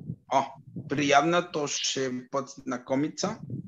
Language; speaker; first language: Russian; non-native, learner; Spanish